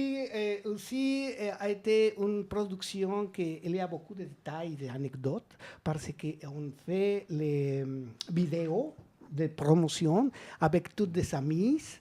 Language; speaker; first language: French; non-native, learner; Spanish